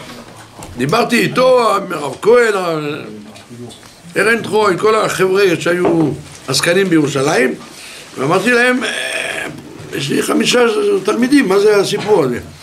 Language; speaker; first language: Hebrew; non-native, fluent; French